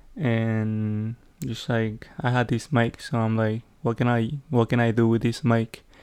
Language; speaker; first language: English; non-native, fluent; Spanish